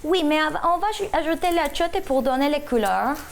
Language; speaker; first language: French; non-native, fluent; Spanish